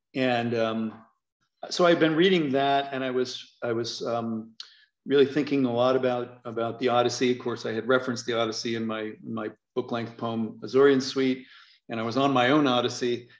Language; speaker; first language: English; native; English